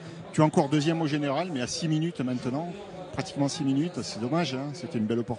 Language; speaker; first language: French; native; French